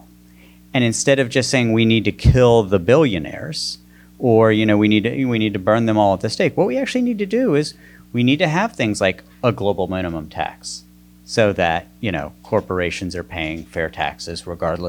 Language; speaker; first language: English; native; English